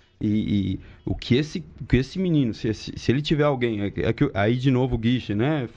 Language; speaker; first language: Portuguese; early bilingual, other home language; Spanish